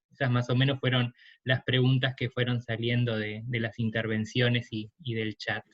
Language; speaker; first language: Spanish; native; Spanish